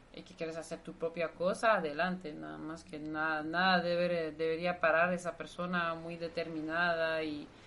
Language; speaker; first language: Spanish; non-native, fluent; Dutch